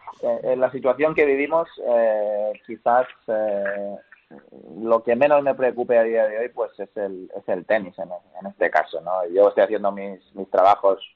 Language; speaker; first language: Spanish; native; Spanish